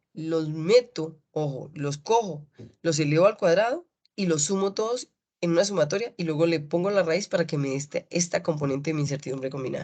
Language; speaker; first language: Spanish; native; Spanish